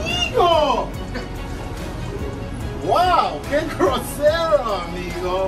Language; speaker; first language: Spanish; non-native, learner; English